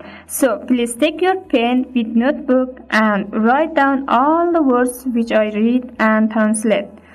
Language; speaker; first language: English; non-native, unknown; Persian